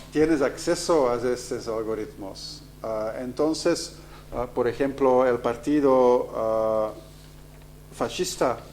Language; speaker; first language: Spanish; non-native, fluent; Dutch